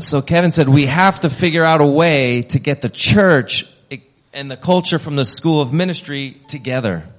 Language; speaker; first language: English; native; English